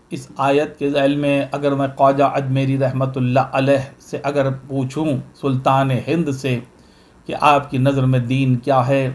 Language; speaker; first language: Urdu; native; Urdu